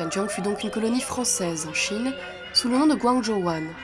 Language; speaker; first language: French; native; French